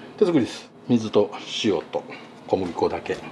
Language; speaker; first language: Japanese; native; Japanese